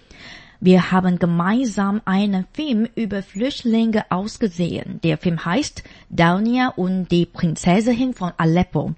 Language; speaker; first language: German; non-native, fluent; Chinese